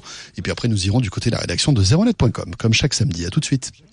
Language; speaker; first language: French; native; French